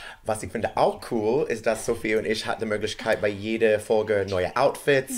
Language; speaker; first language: German; non-native, fluent; English